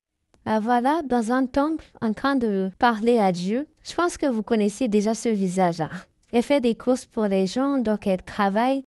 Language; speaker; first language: French; native; French